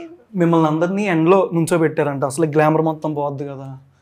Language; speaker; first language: Telugu; native; Telugu